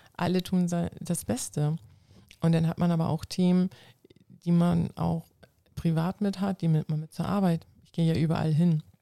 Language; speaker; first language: German; non-native, local second language; Low German